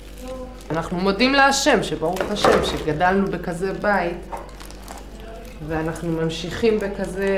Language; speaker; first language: Hebrew; non-native, local second language; Yiddish